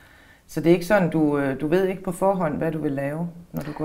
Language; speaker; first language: Danish; native; Danish